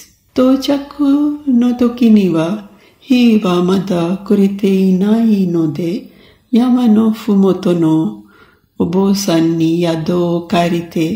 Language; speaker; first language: Japanese; non-native, fluent; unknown